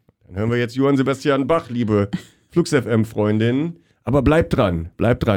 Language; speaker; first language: German; native; German